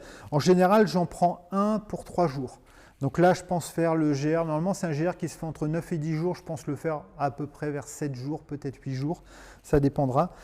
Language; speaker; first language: French; native; French